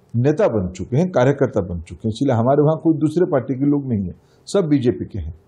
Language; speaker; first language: Hindi; non-native, local second language; Odia